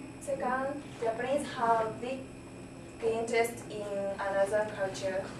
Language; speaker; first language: English; non-native, learner; Japanese